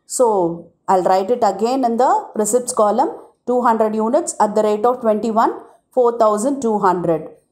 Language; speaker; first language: English; non-native, local second language; Tamil